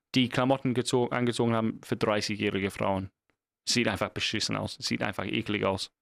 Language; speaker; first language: German; non-native, fluent; English